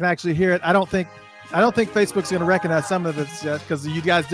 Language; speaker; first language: English; native; English